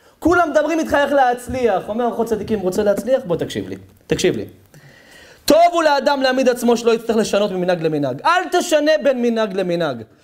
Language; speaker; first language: Hebrew; native; Hebrew